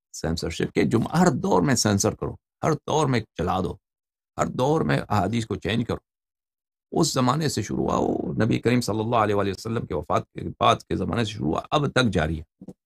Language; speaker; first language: Urdu; non-native, fluent; Persian